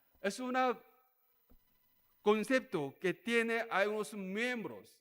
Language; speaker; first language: Spanish; non-native, learner; Korean